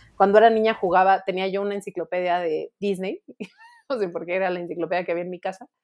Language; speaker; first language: Spanish; native; Spanish